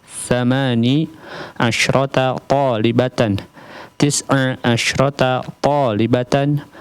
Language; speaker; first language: Arabic; non-native, learner; Indonesian